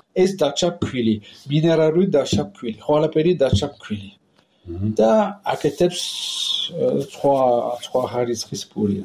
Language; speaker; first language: Georgian; non-native, learner; French